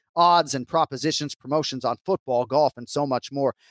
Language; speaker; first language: English; native; English